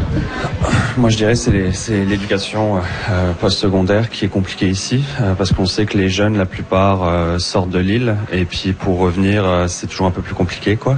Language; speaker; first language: French; native; French